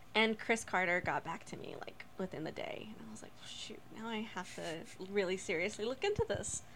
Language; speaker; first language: English; native; English